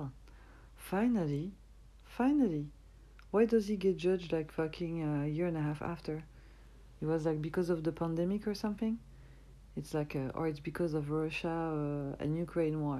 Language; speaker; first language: English; non-native, fluent; French